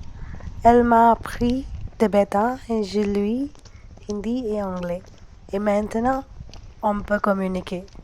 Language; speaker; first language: French; non-native, learner; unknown